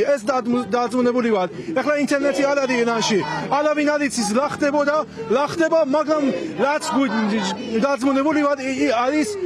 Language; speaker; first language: Georgian; non-native, learner; Persian